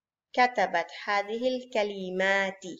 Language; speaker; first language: Arabic; non-native, fluent; Spanish